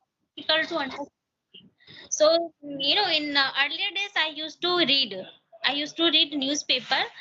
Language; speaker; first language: English; non-native, learner; Hindi